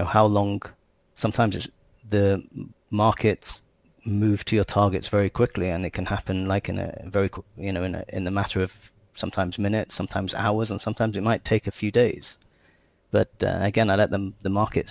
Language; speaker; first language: English; native; English